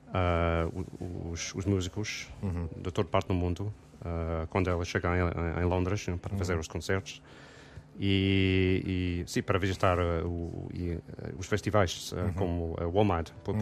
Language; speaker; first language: Portuguese; non-native, learner; English